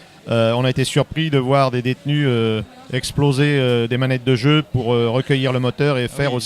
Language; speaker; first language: French; native; French